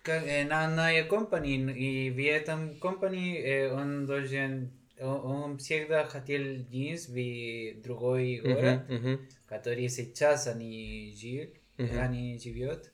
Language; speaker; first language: Russian; non-native, learner; Spanish